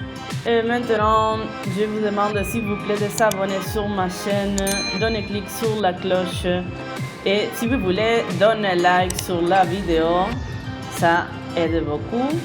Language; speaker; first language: French; non-native, fluent; Spanish